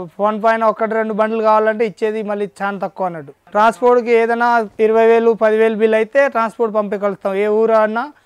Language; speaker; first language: Telugu; native; Telugu